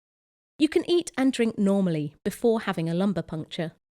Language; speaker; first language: English; native; English